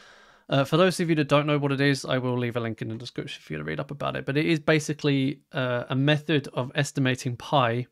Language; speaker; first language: English; native; English